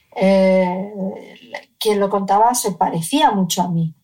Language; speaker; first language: Spanish; native; Spanish